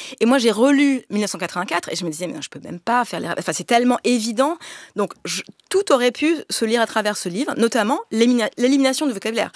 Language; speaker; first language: French; native; French